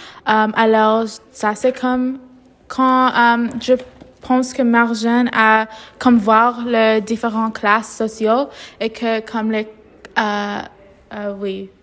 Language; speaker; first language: French; non-native, learner; English